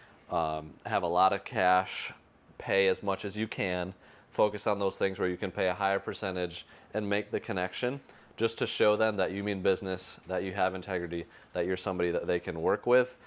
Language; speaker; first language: English; native; English